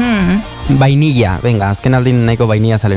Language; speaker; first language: Basque; native; Basque